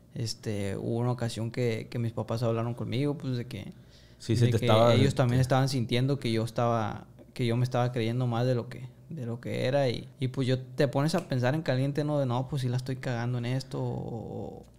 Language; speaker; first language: Spanish; native; Spanish